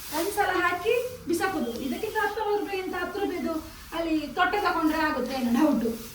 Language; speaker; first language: Kannada; non-native, local second language; Tulu